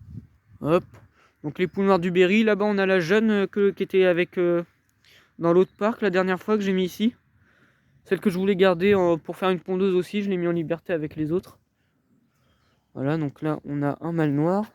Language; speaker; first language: French; native; French